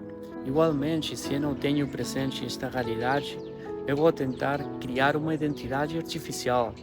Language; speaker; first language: Portuguese; non-native, fluent; Spanish